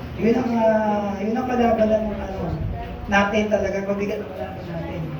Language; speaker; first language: Filipino; native; Filipino